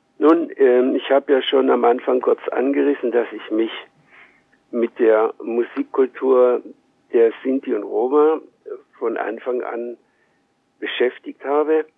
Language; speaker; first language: German; early bilingual, heritage; German